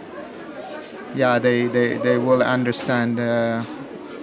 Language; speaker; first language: English; non-native, fluent; Amharic